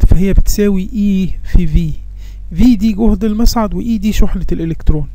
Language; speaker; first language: Arabic; native; Arabic